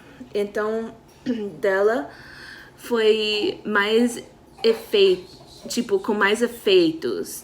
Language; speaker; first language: Portuguese; non-native, fluent; English